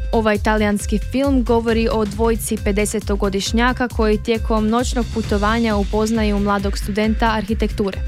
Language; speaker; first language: Croatian; native; Croatian